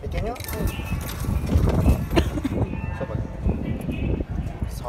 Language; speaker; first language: Spanish; non-native, learner; Japanese